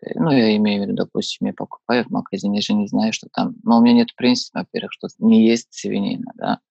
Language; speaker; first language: Russian; non-native, fluent; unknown